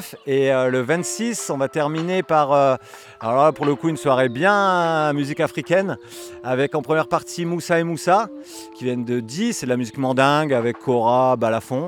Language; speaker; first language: French; native; French